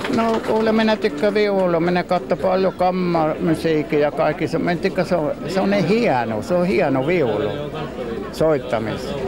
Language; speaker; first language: Finnish; non-native, local second language; Swedish